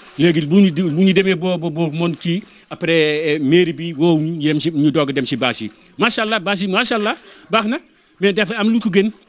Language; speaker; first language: Wolof; non-native, local second language; Fula